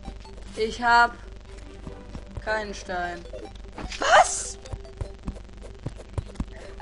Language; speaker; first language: German; native; German